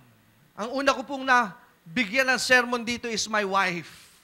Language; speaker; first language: Filipino; native; Filipino